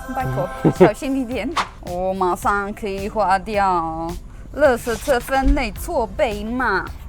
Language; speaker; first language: Chinese; non-native, learner; Polish